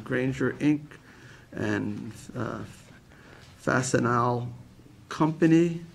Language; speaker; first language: English; native; English